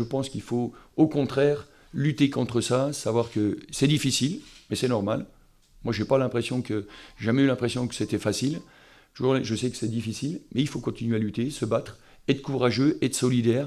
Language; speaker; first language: French; native; French